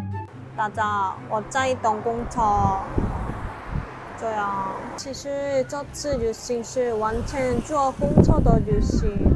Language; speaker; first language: Chinese; non-native, fluent; Korean